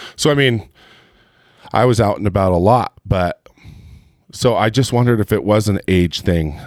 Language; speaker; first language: English; native; English